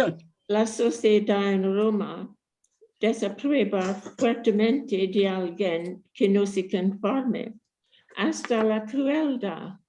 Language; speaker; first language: Spanish; non-native, fluent; English